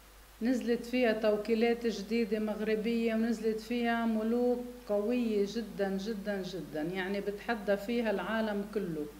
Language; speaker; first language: Arabic; native; Arabic